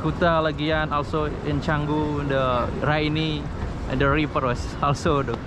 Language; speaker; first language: English; non-native, learner; Indonesian